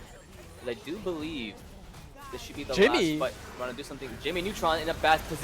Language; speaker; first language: English; native; English